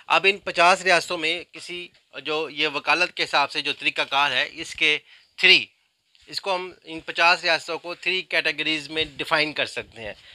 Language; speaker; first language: Urdu; native; Urdu